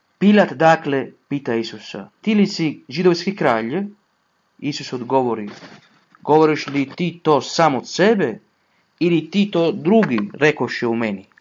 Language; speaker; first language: Croatian; non-native, fluent; Italian